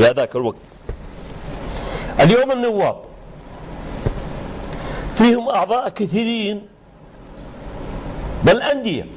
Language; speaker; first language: Arabic; native; Arabic